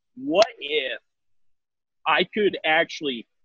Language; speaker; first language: English; native; English